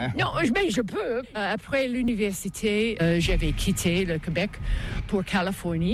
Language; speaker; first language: French; non-native, local second language; English